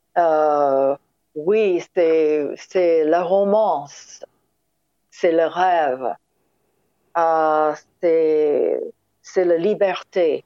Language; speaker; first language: French; non-native, fluent; English